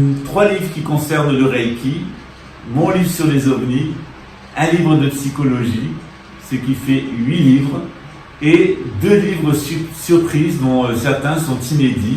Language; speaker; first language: French; native; French